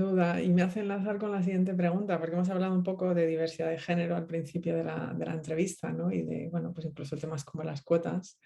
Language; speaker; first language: Spanish; native; Spanish